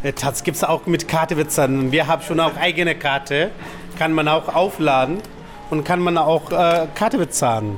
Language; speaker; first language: German; non-native, learner; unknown